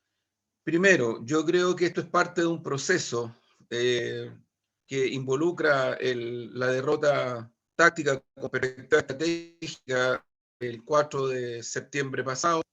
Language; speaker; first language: Spanish; native; Spanish